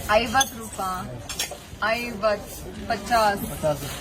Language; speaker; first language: Kannada; non-native, learner; English